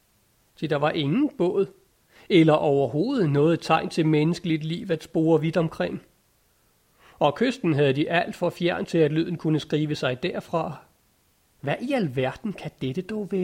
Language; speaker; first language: Danish; native; Danish